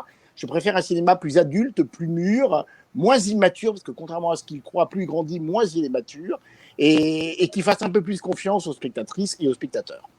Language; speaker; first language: French; native; French